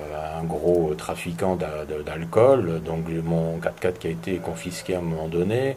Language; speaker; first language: French; native; French